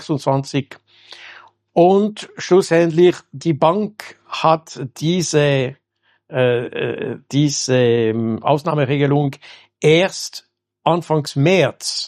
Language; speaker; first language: German; non-native, local second language; French